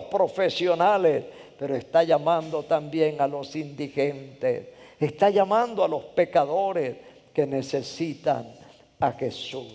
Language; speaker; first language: Spanish; native; Spanish